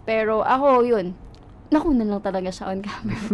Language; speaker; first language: Filipino; native; Filipino